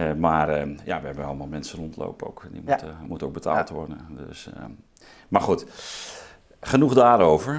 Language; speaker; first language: Dutch; native; Dutch